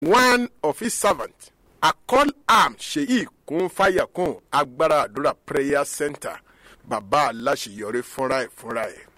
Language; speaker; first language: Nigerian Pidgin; non-native, local second language; Yoruba